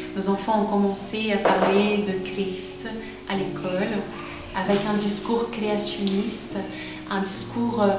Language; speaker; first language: French; non-native, fluent; Portuguese